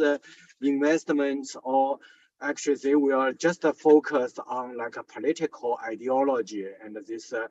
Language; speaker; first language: English; non-native, fluent; Chinese